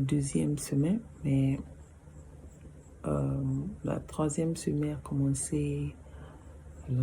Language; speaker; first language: French; non-native, learner; English